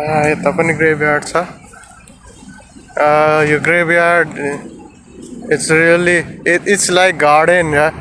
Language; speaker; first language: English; non-native, learner; Nepali